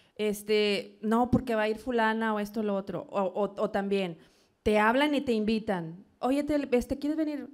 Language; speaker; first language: Spanish; native; Spanish